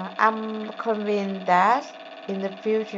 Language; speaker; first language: English; non-native, learner; Vietnamese